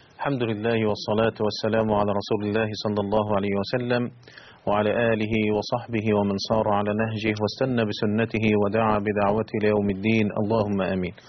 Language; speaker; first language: Arabic; native; Arabic